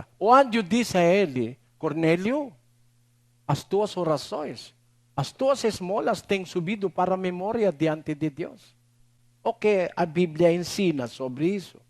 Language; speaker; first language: Portuguese; non-native, learner; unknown